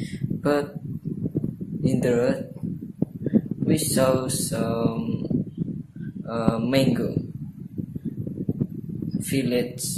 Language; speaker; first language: English; non-native, learner; Indonesian